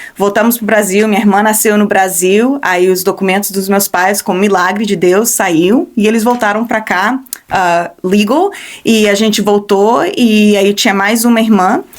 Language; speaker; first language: Portuguese; early bilingual, heritage; Portuguese